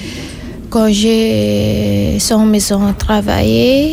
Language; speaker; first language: French; non-native, learner; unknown